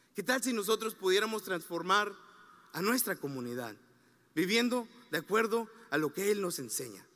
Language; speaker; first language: Spanish; non-native, fluent; English